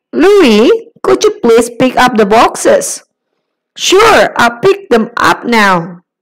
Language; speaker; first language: English; non-native, fluent; Indonesian